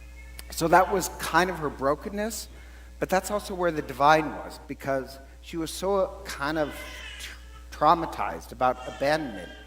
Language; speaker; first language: English; native; English